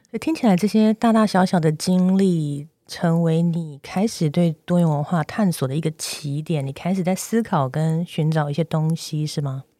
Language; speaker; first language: Chinese; native; Chinese